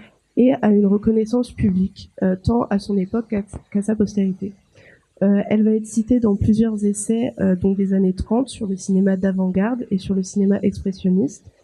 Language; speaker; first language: French; native; French